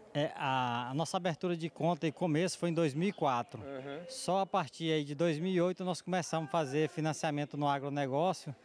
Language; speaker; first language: Portuguese; native; Portuguese